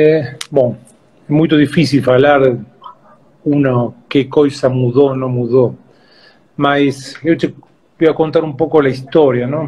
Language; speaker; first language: Portuguese; non-native, fluent; Spanish